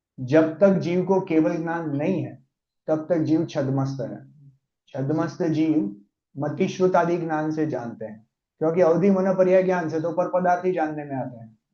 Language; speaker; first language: Hindi; non-native, local second language; Gujarati